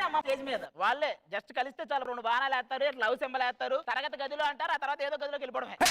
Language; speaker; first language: Telugu; native; Telugu